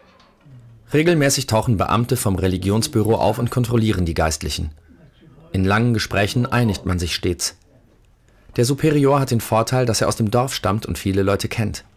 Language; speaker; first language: German; native; German